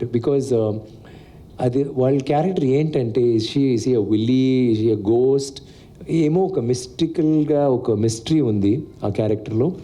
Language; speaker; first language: Telugu; non-native, learner; Tamil